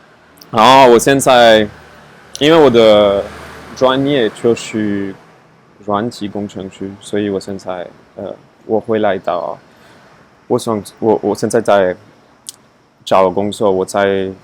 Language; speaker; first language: Chinese; non-native, fluent; French